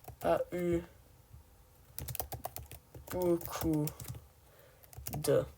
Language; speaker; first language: French; non-native, learner; English